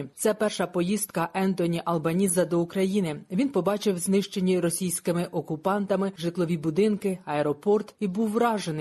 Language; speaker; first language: Ukrainian; native; Ukrainian